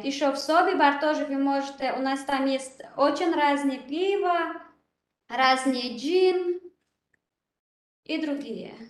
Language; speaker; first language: Russian; non-native, learner; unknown